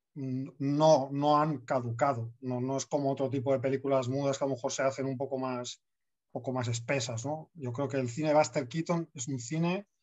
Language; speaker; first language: Spanish; native; Spanish